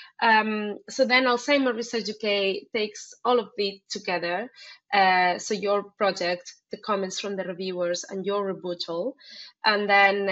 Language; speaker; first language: English; non-native, fluent; Spanish